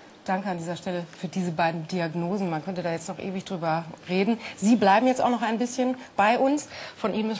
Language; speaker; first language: German; native; German